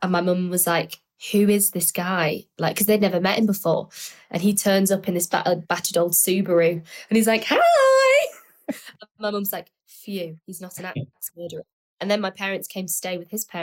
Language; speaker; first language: English; native; English